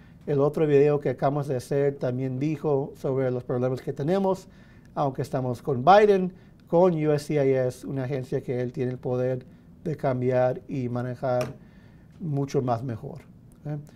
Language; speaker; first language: Spanish; early bilingual, heritage; Spanish